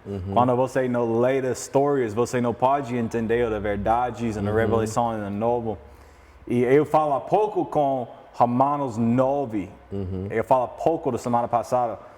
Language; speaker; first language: Portuguese; non-native, learner; English